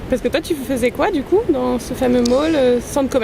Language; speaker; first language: French; native; French